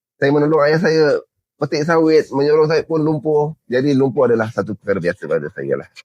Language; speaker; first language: Malay; native; Malay